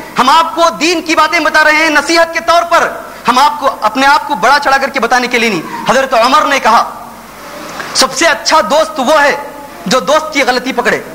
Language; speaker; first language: Urdu; native; Urdu